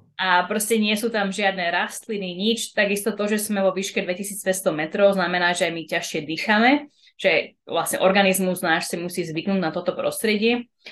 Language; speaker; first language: Slovak; early bilingual, heritage; Slovak